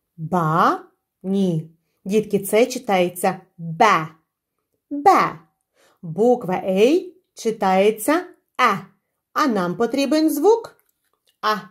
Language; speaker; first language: Ukrainian; native; Ukrainian